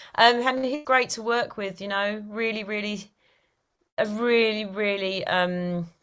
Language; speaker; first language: English; native; English